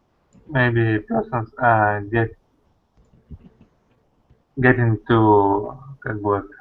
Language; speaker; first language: English; non-native, learner; Russian